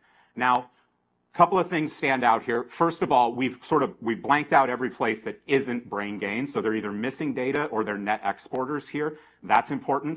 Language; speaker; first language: English; native; English